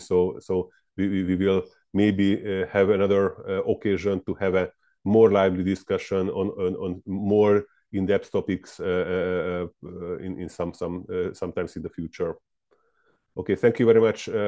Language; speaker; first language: English; non-native, fluent; Hungarian